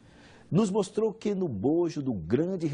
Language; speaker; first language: Portuguese; native; Portuguese